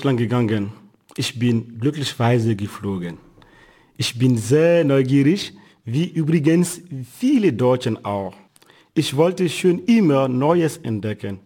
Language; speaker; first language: German; non-native, fluent; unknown